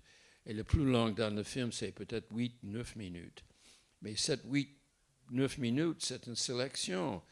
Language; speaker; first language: French; non-native, fluent; English